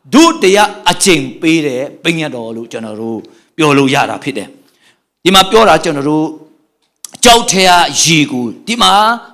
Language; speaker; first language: Burmese; non-native, local second language; Tedim Chin